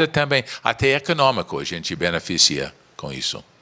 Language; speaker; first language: Portuguese; non-native, learner; English